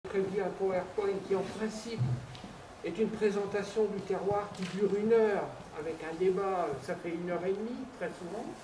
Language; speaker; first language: French; native; French